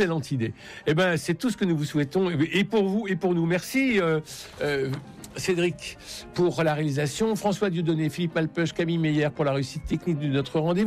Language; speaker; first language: French; native; French